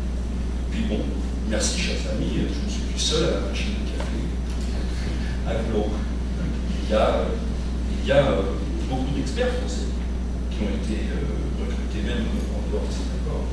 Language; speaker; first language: French; native; French